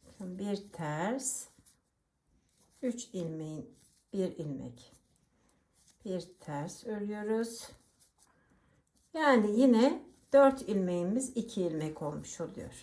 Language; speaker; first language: Turkish; native; Turkish